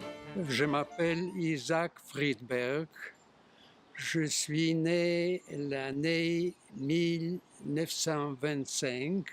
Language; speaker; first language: French; non-native, fluent; Yiddish